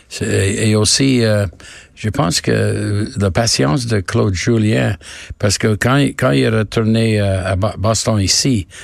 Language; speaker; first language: French; non-native, learner; English